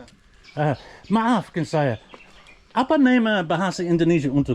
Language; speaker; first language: Indonesian; non-native, learner; English